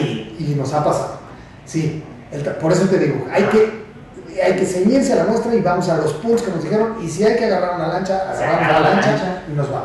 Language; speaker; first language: Spanish; native; Spanish